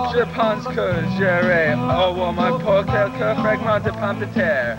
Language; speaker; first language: French; non-native, learner; English